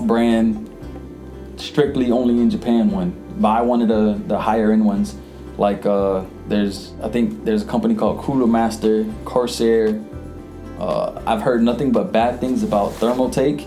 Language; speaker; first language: English; early bilingual, other home language; Jamaican Creole English